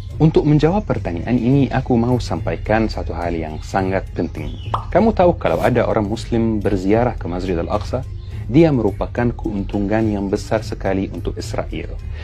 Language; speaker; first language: Malay; non-native, fluent; Arabic